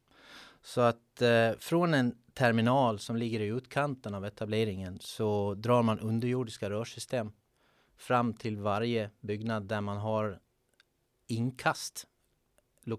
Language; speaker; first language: Swedish; native; Swedish